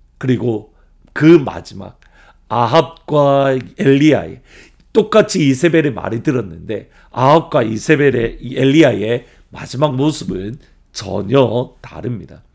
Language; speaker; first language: Korean; native; Korean